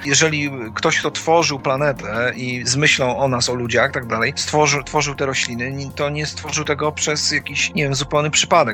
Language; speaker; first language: Polish; native; Polish